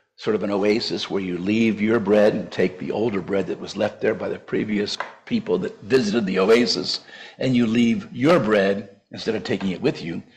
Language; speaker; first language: English; native; English